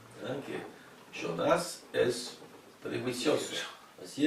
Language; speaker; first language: Spanish; non-native, fluent; French